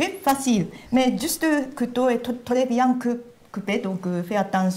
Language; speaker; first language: French; non-native, learner; Japanese